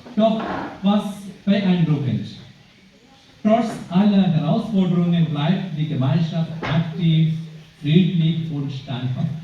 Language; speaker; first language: German; non-native, fluent; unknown